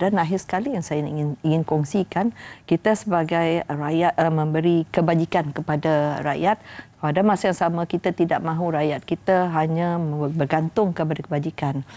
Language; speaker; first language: Malay; native; Malay